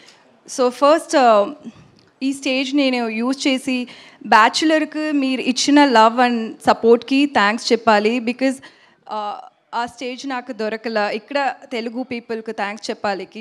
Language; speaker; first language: Telugu; non-native, learner; Tamil